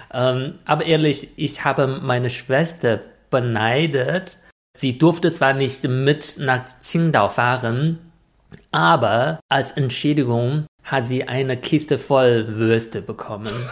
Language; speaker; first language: German; non-native, fluent; Chinese